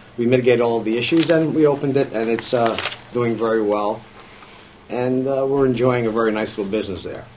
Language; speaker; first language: English; native; English